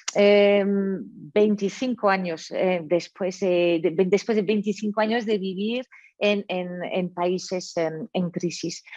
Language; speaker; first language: Spanish; non-native, fluent; French